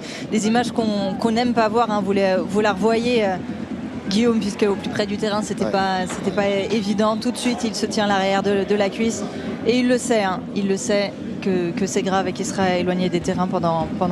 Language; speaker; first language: French; native; French